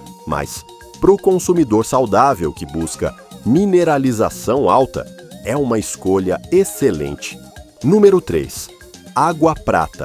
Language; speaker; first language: Portuguese; native; Portuguese